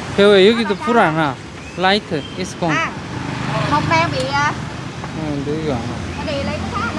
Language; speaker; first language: Korean; native; Korean